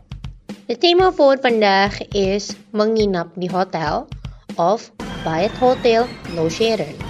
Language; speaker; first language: Dutch; non-native, learner; Indonesian